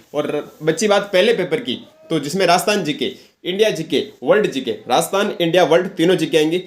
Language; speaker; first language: Hindi; native; Hindi